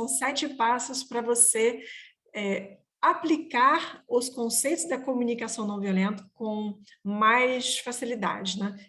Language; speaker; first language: Portuguese; non-native, fluent; French